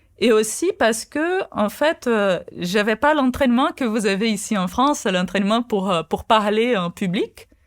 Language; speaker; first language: French; non-native, fluent; Portuguese